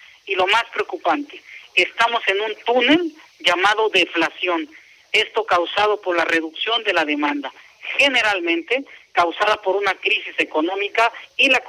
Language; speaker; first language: Spanish; native; Spanish